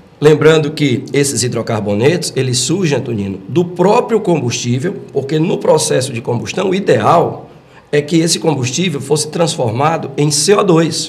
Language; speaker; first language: Portuguese; native; Portuguese